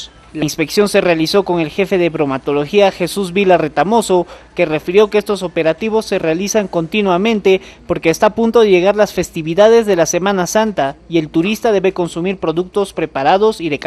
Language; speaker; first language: Spanish; native; Spanish